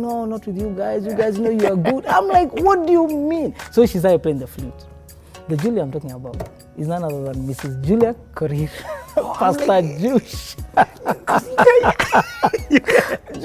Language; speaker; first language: English; non-native, local second language; Kikuyu